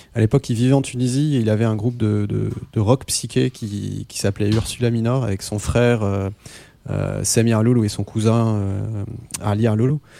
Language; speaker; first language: French; non-native, local second language; Arabic